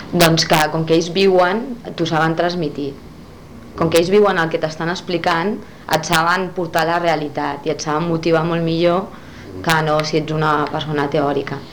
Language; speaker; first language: Catalan; non-native, local second language; Spanish